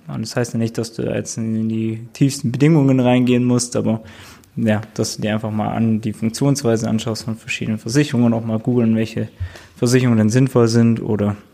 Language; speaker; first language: German; native; German